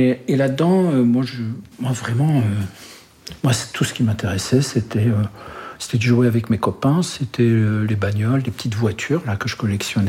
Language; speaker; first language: French; early bilingual, other home language; Arabic